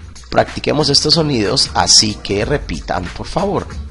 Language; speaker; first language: Spanish; native; Spanish